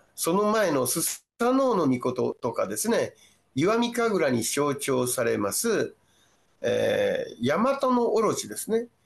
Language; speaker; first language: Japanese; native; Japanese